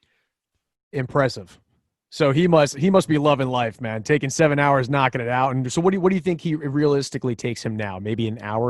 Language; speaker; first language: English; native; English